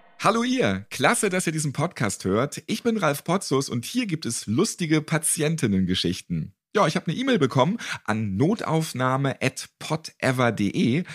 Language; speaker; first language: German; native; German